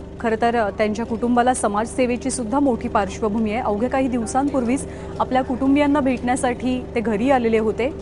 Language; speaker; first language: Marathi; native; Marathi